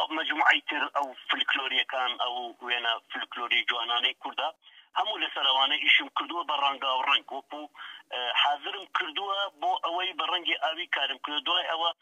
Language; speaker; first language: Central Kurdish; non-native, local second language; Arabic